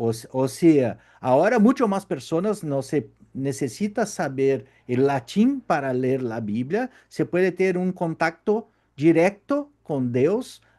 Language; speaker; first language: Spanish; non-native, fluent; Portuguese